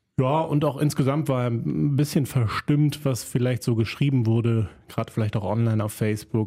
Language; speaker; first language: German; native; German